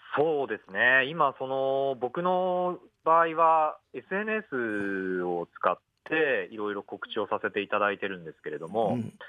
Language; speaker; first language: Japanese; native; Japanese